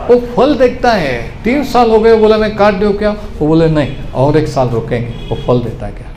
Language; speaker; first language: Hindi; non-native, local second language; Marathi